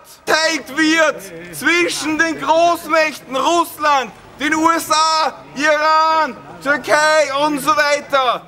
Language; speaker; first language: German; non-native, fluent; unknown